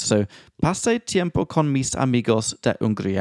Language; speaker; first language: Spanish; non-native, learner; English